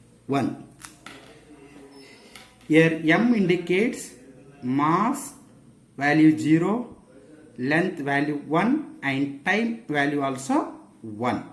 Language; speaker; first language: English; non-native, local second language; Kannada